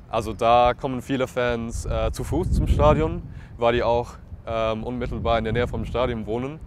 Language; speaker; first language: German; non-native, fluent; English